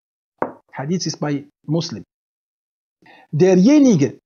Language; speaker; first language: German; non-native, fluent; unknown